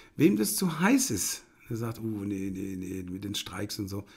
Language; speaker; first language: German; native; German